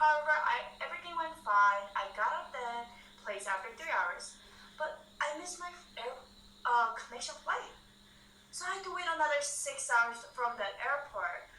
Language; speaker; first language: English; non-native, learner; Bangla